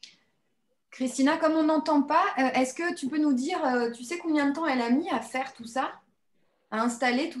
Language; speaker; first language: French; native; French